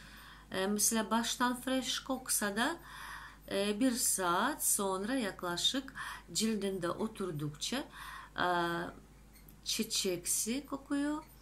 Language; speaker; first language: Turkish; non-native, fluent; Russian